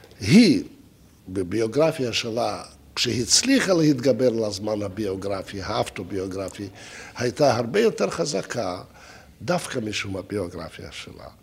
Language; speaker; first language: Hebrew; non-native, fluent; Russian